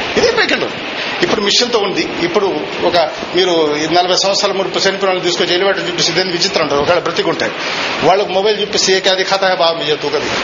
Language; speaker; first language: Telugu; non-native, local second language; Urdu